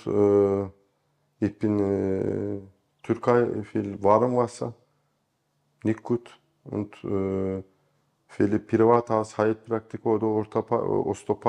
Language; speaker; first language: German; non-native, learner; Turkish